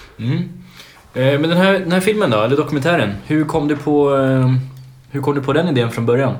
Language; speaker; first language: Swedish; native; Swedish